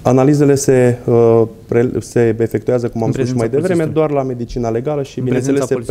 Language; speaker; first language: Romanian; native; Romanian